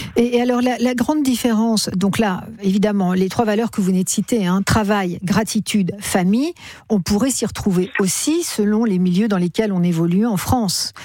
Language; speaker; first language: French; native; French